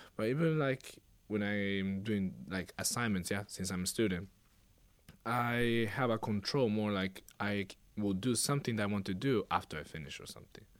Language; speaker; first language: English; non-native, fluent; Japanese